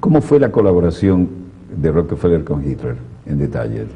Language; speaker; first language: Spanish; native; Spanish